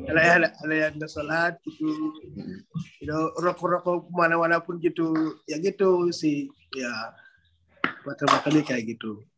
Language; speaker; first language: Indonesian; non-native, learner; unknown